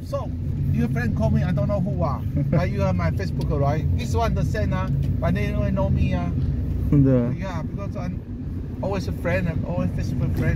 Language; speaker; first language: English; non-native, learner; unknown